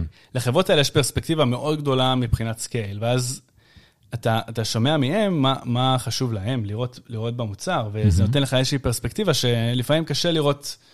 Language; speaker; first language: Hebrew; native; Hebrew